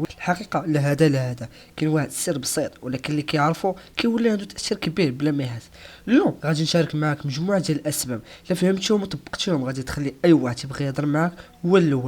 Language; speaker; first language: Arabic; native; Arabic